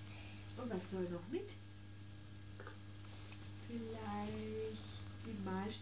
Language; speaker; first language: German; native; German